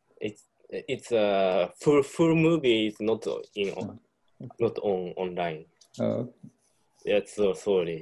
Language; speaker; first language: English; non-native, learner; Japanese